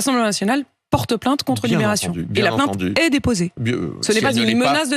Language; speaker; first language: French; native; French